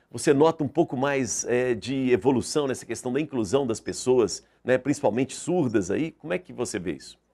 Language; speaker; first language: Portuguese; native; Portuguese